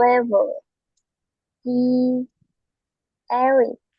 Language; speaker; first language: English; non-native, learner; Vietnamese